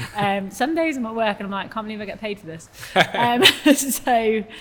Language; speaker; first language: English; native; English